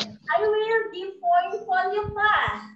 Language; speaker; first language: English; non-native, learner; Indonesian